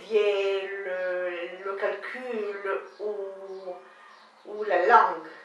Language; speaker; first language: French; non-native, learner; Hebrew